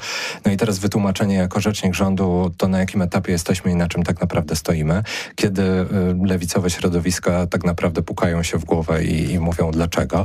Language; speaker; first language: Polish; native; Polish